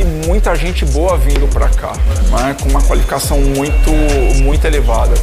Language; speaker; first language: Portuguese; native; Portuguese